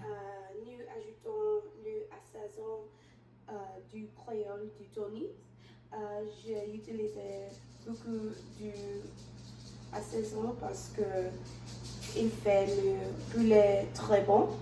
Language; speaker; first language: French; non-native, learner; English